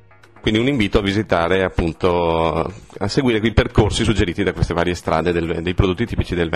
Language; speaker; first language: Italian; native; Italian